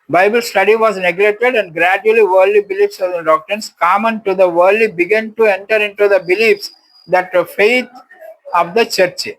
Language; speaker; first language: English; non-native, local second language; Telugu